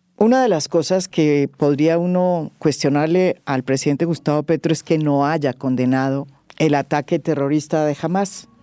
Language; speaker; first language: Spanish; native; Spanish